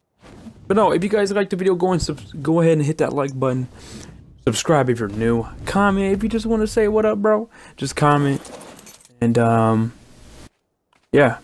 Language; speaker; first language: English; native; English